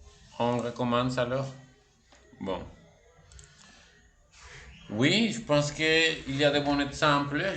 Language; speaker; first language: French; non-native, fluent; Spanish